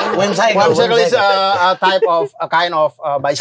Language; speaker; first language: English; non-native, learner; Indonesian